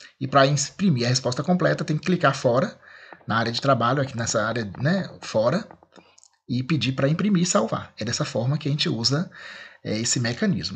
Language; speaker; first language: Portuguese; native; Portuguese